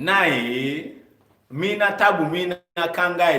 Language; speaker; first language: Japanese; non-native, learner; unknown